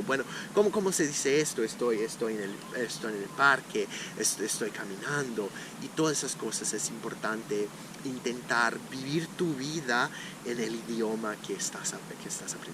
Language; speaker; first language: Spanish; non-native, fluent; Portuguese